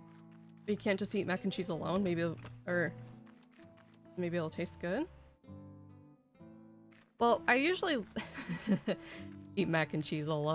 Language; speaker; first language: English; native; English